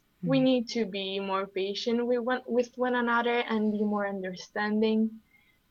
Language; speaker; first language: English; non-native, fluent; Italian